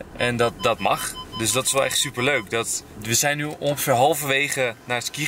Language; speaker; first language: Dutch; native; Dutch